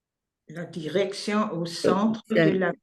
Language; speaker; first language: French; non-native, learner; English